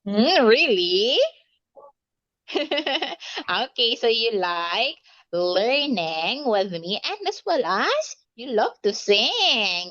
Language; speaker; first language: English; non-native, local second language; Filipino